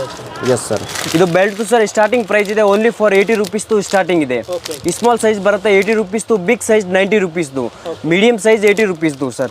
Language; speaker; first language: Kannada; non-native, local second language; Hindi